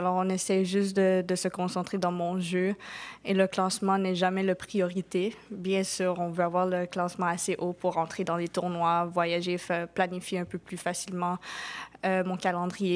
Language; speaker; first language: French; non-native, local second language; English